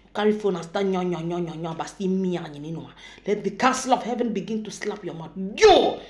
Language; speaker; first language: English; non-native, local second language; Ibibio